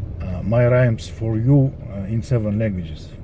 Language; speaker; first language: English; non-native, learner; Kazakh